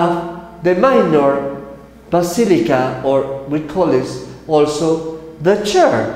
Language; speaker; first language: English; non-native, fluent; Spanish